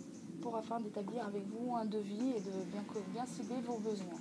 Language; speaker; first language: French; native; French